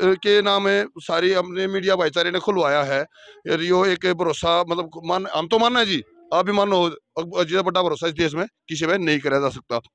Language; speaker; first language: Hindi; native; Hindi